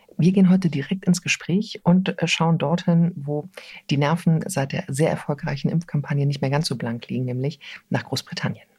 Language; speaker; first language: German; native; German